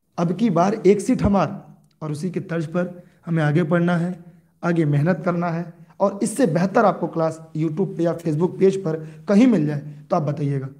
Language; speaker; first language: Hindi; native; Hindi